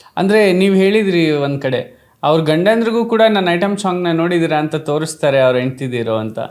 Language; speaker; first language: Kannada; native; Kannada